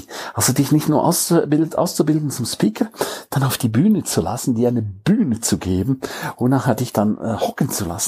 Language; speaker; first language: German; native; German